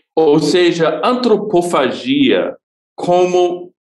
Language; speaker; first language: Portuguese; non-native, fluent; English